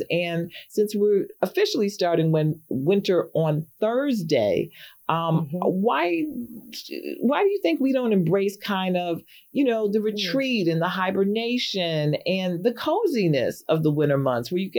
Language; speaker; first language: English; native; English